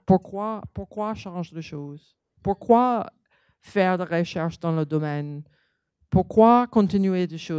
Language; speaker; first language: French; non-native, learner; English